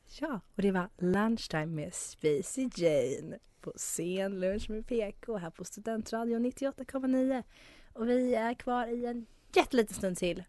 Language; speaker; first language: Swedish; native; Swedish